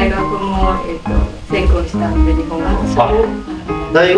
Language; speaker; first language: Japanese; non-native, fluent; English